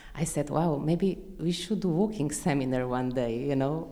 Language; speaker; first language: English; non-native, fluent; Slovenian